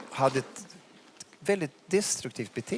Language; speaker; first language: Swedish; native; Swedish